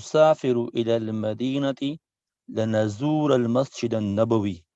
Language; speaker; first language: Arabic; non-native, learner; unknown